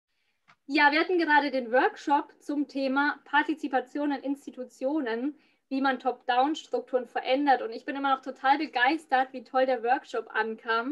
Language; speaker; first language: German; native; German